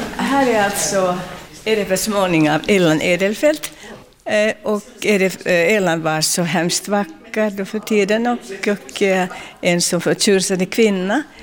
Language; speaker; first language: Swedish; non-native, local second language; Finnish